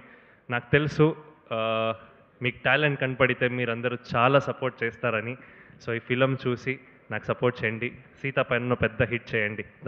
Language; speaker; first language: Telugu; non-native, learner; Kannada